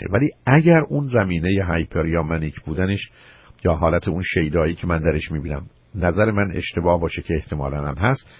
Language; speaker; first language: Persian; native; Persian